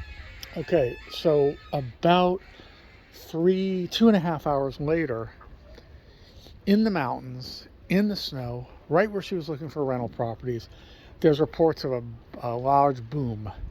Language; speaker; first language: English; native; English